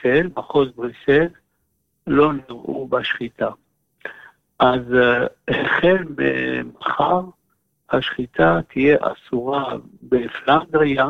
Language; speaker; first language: Hebrew; non-native, fluent; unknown